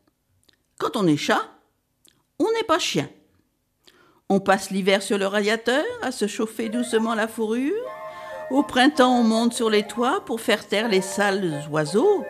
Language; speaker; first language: French; native; French